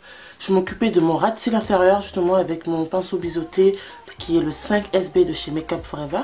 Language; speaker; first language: French; native; French